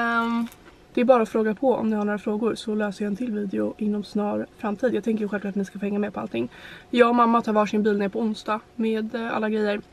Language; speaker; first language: Swedish; native; Swedish